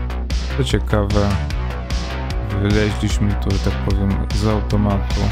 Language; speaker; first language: Polish; native; Polish